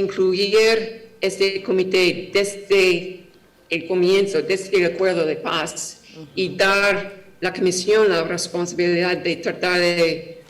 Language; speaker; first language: Spanish; non-native, fluent; English